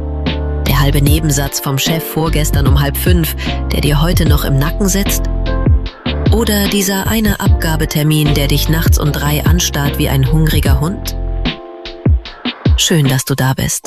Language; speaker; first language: German; native; German